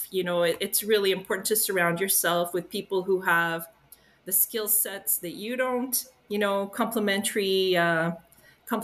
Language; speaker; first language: English; native; English